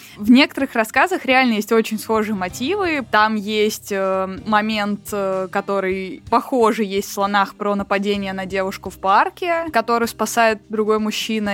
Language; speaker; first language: Russian; native; Russian